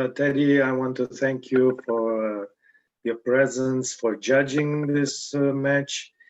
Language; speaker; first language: English; non-native, fluent; Romanian